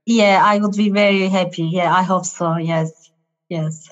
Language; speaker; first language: English; non-native, fluent; Turkish